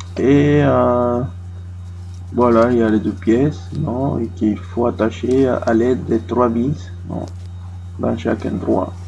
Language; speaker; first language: French; non-native, fluent; Spanish